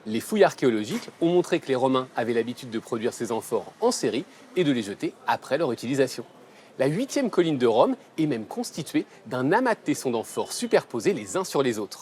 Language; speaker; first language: French; native; French